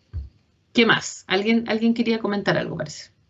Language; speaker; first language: Spanish; native; Spanish